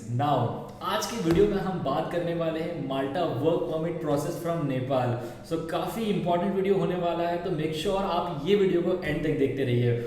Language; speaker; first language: Hindi; native; Hindi